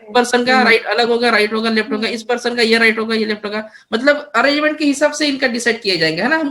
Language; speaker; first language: Hindi; non-native, local second language; Marathi